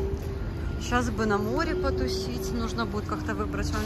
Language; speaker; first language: Russian; native; Russian